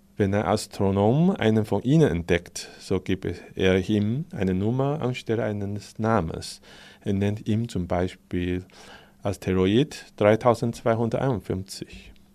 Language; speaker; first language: German; non-native, fluent; Chinese